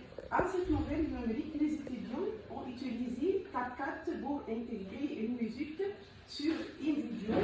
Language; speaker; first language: French; non-native, fluent; Arabic